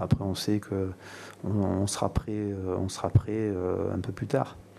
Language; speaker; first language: French; native; French